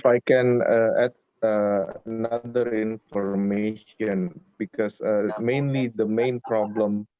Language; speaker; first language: English; non-native, fluent; Indonesian